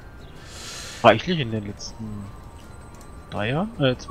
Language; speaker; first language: German; native; German